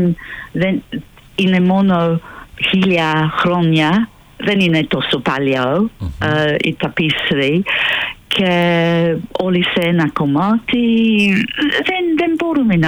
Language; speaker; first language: Greek; non-native, fluent; English